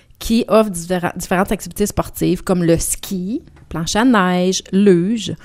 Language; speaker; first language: French; native; French